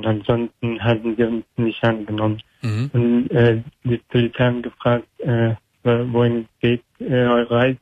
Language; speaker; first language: German; non-native, learner; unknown